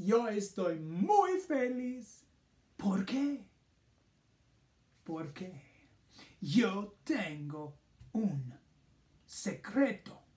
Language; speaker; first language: Spanish; non-native, fluent; English